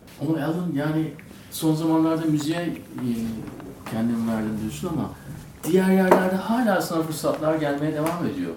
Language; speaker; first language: Turkish; native; Turkish